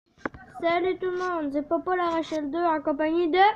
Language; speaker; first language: French; native; French